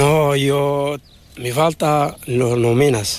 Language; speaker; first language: Spanish; non-native, learner; Arabic